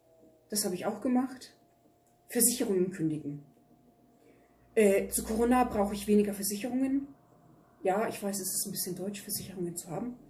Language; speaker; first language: German; early bilingual, other home language; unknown